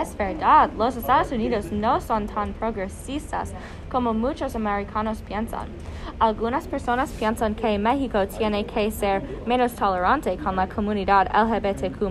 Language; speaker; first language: Spanish; non-native, learner; English